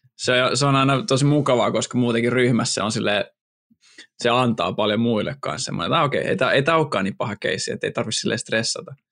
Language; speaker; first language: Finnish; native; Finnish